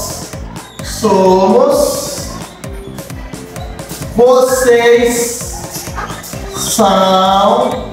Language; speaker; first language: Portuguese; non-native, fluent; Haitian Creole